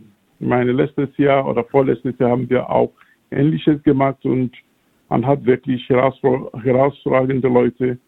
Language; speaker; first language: German; non-native, fluent; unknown